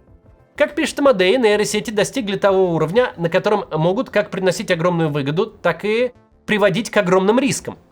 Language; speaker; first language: Russian; native; Russian